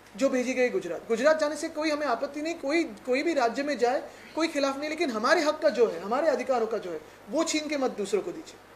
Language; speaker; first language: Hindi; non-native, local second language; Marathi